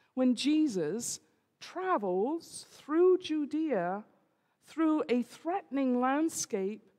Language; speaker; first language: English; native; English